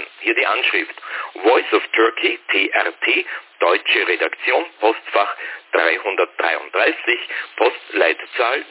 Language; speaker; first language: German; native; German